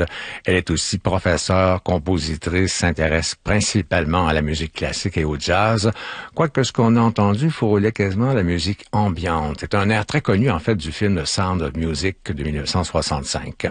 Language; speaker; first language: French; native; French